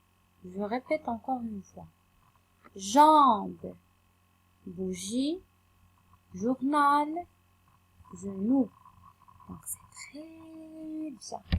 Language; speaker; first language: French; non-native, local second language; Arabic